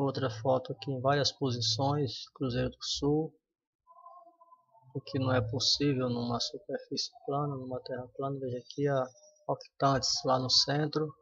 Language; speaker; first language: Portuguese; native; Portuguese